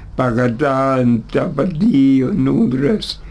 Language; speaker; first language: English; early bilingual, other home language; German